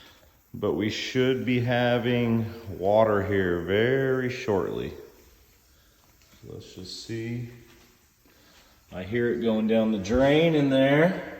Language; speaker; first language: English; native; English